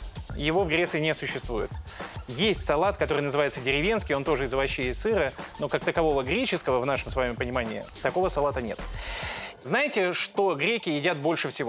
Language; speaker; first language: Russian; native; Russian